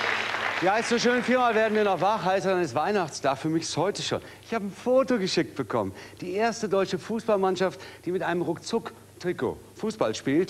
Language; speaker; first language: German; native; German